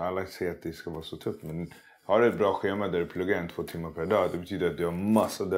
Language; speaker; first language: Swedish; early bilingual, other home language; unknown